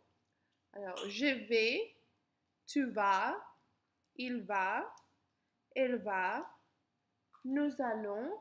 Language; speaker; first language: French; non-native, learner; English